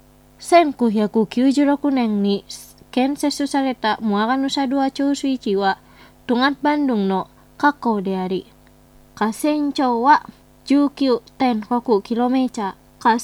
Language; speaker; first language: Japanese; non-native, fluent; Indonesian